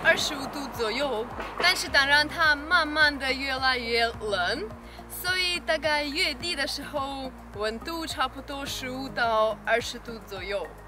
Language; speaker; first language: Chinese; non-native, fluent; Russian